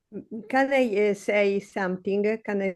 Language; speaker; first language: English; non-native, learner; Italian